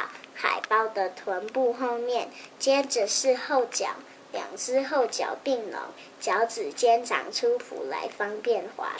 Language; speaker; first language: Chinese; native; Chinese